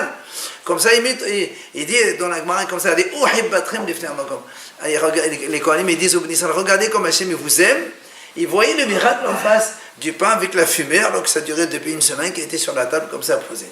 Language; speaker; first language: French; native; French